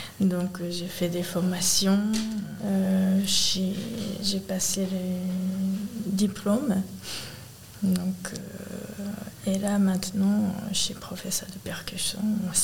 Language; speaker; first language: French; non-native, fluent; Japanese